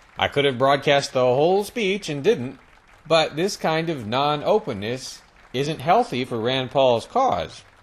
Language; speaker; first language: English; native; English